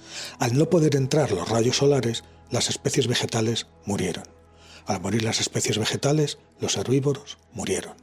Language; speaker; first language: Spanish; native; Spanish